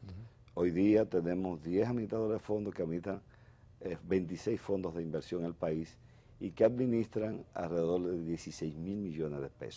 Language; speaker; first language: Spanish; native; Spanish